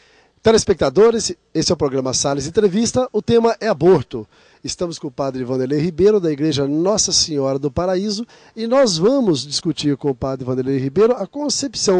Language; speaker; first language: Portuguese; native; Portuguese